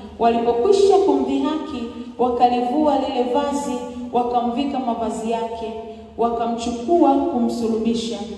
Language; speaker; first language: Swahili; native; Swahili